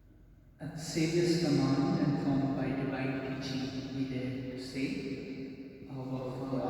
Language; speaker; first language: English; non-native, local second language; Konkani